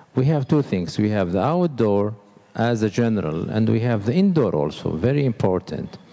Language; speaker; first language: English; non-native, fluent; Arabic